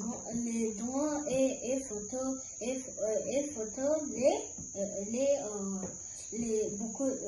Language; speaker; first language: French; early bilingual, other home language; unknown